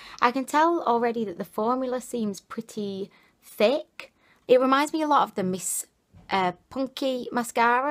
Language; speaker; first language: English; native; English